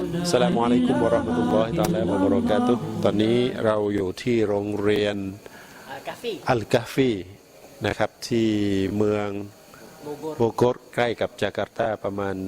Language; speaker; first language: Thai; native; Thai